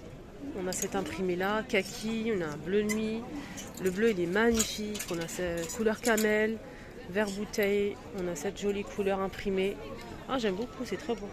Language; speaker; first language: French; native; French